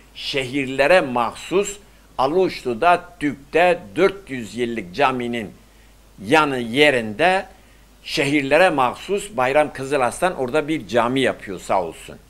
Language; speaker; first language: Turkish; native; Turkish